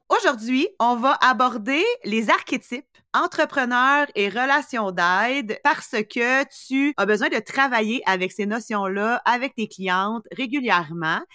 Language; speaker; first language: French; native; French